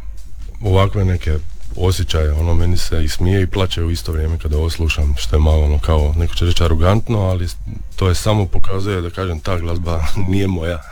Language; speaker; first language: Serbian; native; Serbian